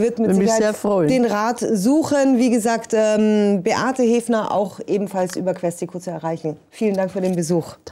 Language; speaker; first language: German; native; German